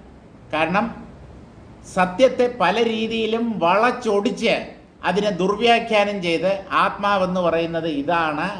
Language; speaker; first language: Malayalam; native; Malayalam